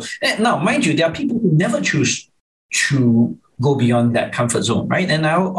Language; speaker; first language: English; native; English